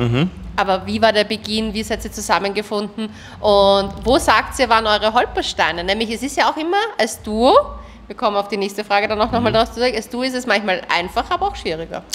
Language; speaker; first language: German; native; German